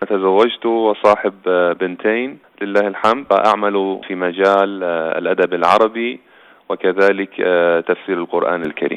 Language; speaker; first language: Arabic; non-native, fluent; Persian